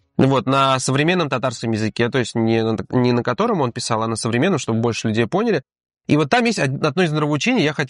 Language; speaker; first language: Russian; native; Russian